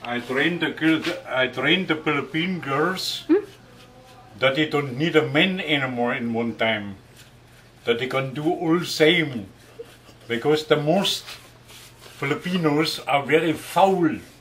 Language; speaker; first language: English; non-native, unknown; German